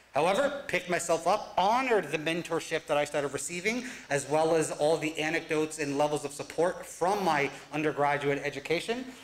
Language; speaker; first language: English; native; English